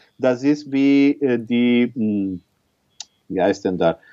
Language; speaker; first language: German; non-native, learner; Italian